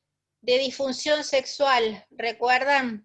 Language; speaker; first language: Spanish; native; Spanish